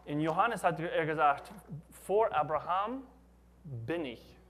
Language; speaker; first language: German; non-native, learner; English